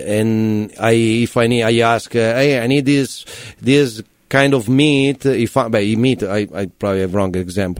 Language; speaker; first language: English; non-native, learner; Italian